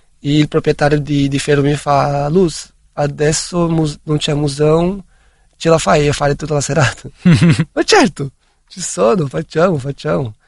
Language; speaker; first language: Italian; non-native, fluent; Portuguese